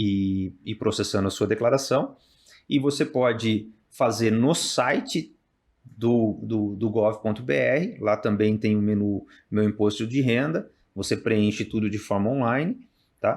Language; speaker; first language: Portuguese; native; Portuguese